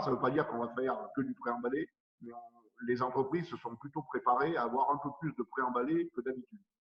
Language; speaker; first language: French; native; French